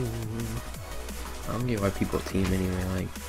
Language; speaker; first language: English; native; English